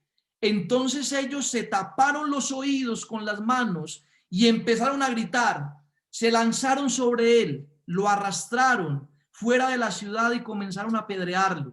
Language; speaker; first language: Spanish; native; Spanish